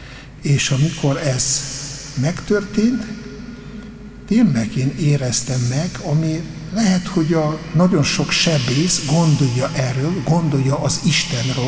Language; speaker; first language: Hungarian; non-native, fluent; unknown